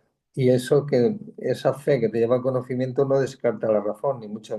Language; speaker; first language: Spanish; native; Spanish